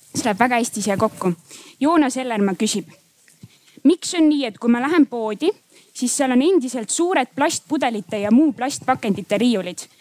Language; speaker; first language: Estonian; native; Estonian